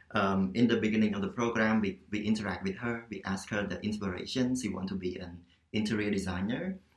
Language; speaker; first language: English; non-native, fluent; Khmer